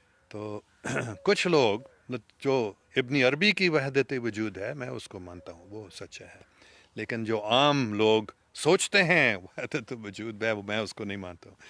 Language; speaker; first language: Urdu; non-native, fluent; English